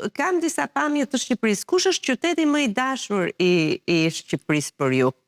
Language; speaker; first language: Albanian; native; Albanian